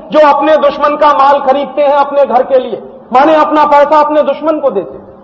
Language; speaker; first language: Hindi; native; Hindi